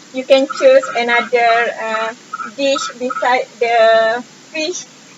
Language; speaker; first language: English; non-native, local second language; Malay